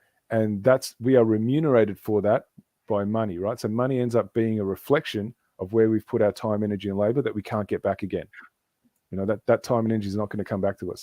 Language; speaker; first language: English; native; English